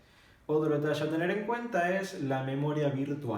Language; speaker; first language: Spanish; native; Spanish